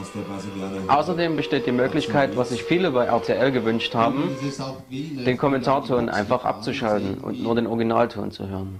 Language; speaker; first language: German; native; German